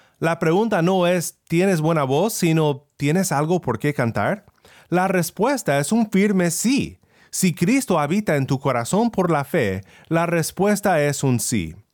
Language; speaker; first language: Spanish; non-native, fluent; English